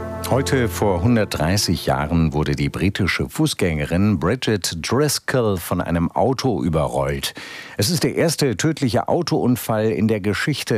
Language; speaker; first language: German; native; German